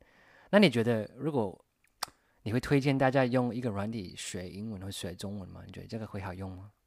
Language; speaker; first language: Chinese; non-native, fluent; English